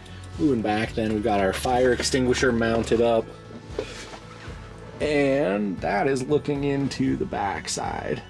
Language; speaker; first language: English; native; English